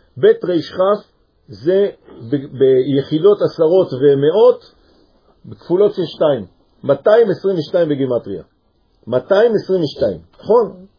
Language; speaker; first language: Hebrew; native; Hebrew